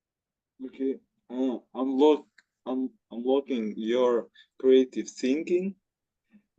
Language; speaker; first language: English; non-native, learner; Russian